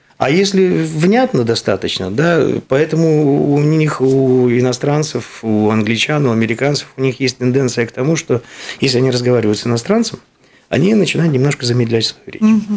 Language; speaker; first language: Russian; native; Russian